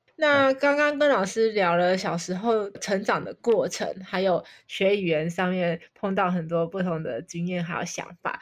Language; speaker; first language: Chinese; native; Chinese